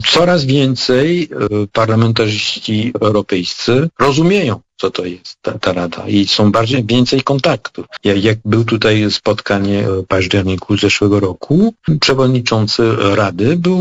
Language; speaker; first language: Polish; non-native, fluent; French